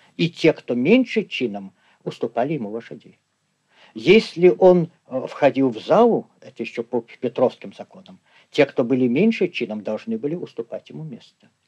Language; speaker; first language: Russian; native; Russian